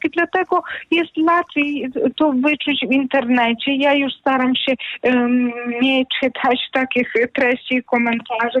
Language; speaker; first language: Polish; non-native, fluent; Ukrainian